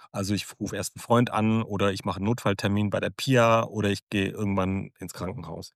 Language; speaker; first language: German; early bilingual, other home language; Croatian